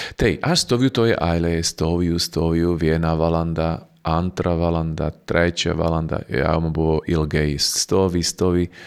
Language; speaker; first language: Lithuanian; non-native, fluent; Slovak